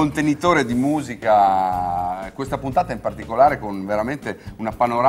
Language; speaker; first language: Italian; native; Italian